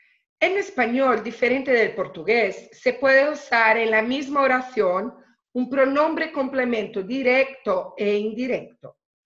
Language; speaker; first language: Spanish; non-native, fluent; Portuguese